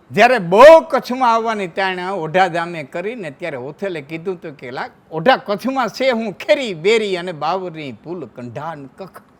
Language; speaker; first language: Gujarati; non-native, local second language; Kachhi